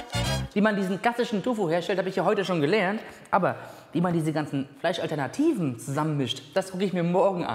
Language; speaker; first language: German; native; German